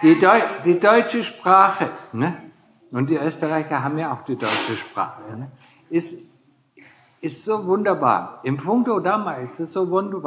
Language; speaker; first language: German; non-native, fluent; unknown